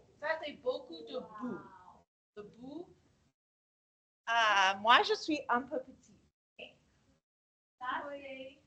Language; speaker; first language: French; non-native, fluent; English